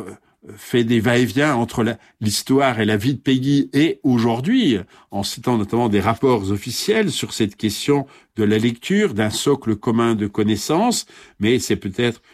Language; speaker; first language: French; native; French